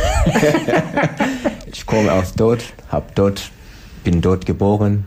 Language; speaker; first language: German; non-native, learner; Swahili